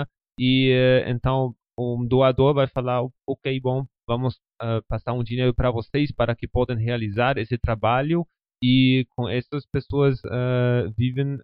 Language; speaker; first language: Portuguese; non-native, fluent; Spanish